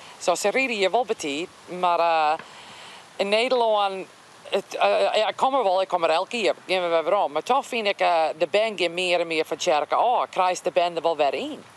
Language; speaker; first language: Dutch; non-native, local second language; Western Frisian